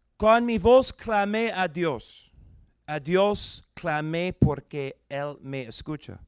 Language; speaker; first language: Spanish; non-native, fluent; English